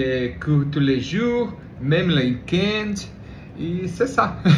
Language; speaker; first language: French; non-native, learner; Portuguese